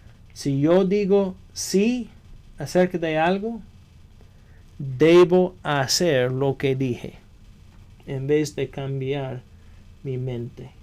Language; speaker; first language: Spanish; non-native, fluent; English